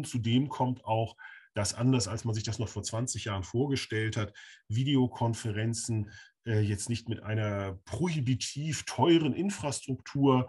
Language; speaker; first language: German; native; German